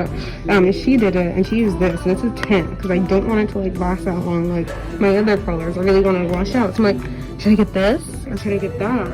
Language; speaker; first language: English; native; English